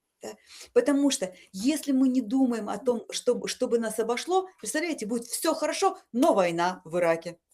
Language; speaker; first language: Russian; native; Russian